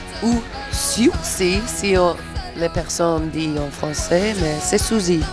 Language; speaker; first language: French; non-native, fluent; English